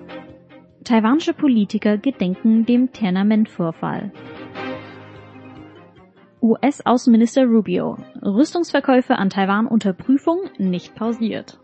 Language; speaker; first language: German; native; German